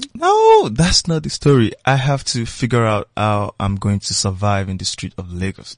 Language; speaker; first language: English; non-native, local second language; Yoruba